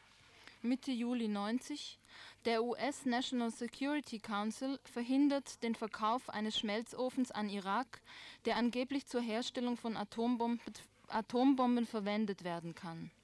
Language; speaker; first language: German; native; German